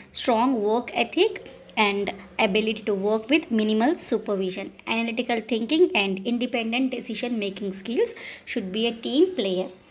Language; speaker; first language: English; non-native, local second language; Telugu